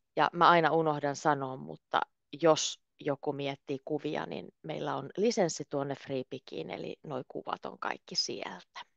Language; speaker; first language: Finnish; native; Finnish